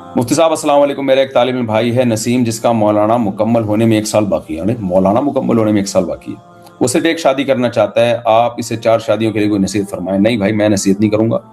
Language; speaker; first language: Urdu; native; Urdu